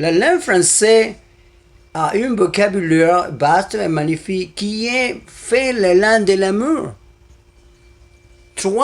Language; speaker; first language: French; non-native, learner; Spanish